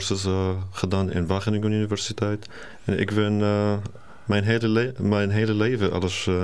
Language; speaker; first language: Dutch; non-native, learner; Arabic